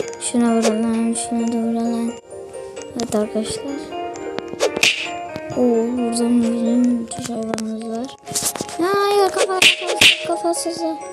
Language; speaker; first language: Turkish; native; Turkish